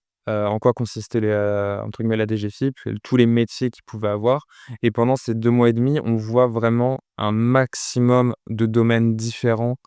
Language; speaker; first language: French; native; French